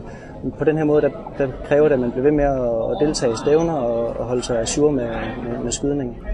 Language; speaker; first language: Danish; native; Danish